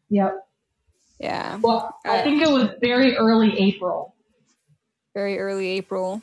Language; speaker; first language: English; native; English